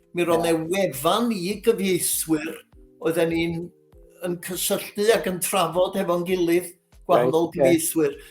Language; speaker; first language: Welsh; native; Welsh